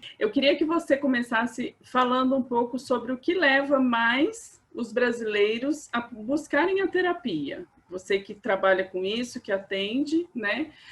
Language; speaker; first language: Portuguese; native; Portuguese